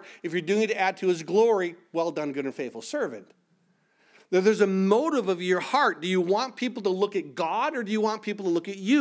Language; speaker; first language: English; native; English